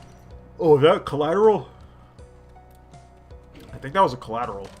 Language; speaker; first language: English; native; English